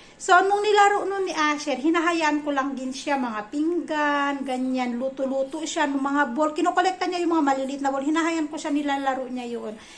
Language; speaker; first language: Filipino; native; Filipino